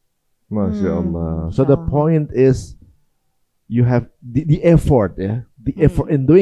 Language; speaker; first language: English; non-native, fluent; Indonesian